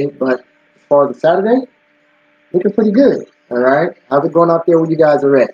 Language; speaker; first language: English; native; English